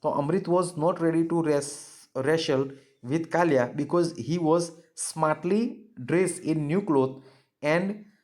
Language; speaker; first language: English; non-native, local second language; Gujarati